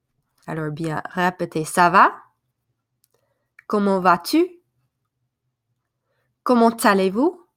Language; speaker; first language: French; non-native, fluent; English